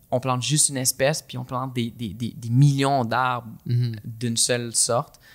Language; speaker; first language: French; native; French